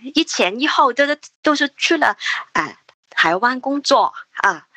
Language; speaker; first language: Chinese; non-native, local second language; Cantonese